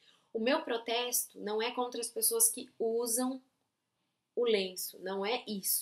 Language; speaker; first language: Portuguese; native; Portuguese